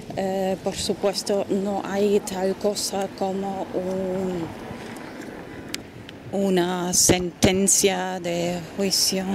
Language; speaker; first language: Spanish; non-native, fluent; German